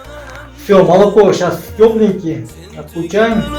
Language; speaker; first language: Russian; non-native, learner; Uzbek